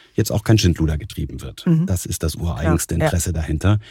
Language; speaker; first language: German; native; German